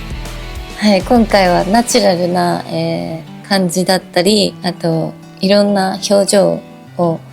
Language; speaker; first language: Japanese; native; Japanese